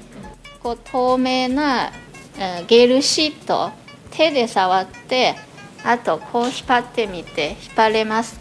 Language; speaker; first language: Japanese; non-native, fluent; Chinese